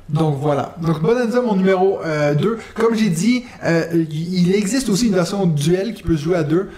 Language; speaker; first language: French; non-native, local second language; German